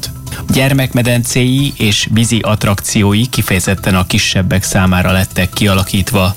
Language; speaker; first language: Hungarian; native; Hungarian